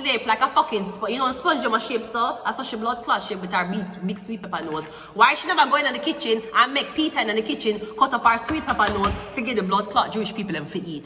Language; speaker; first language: English; native; English